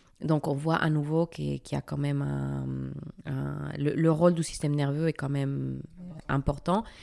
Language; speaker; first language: French; non-native, fluent; Spanish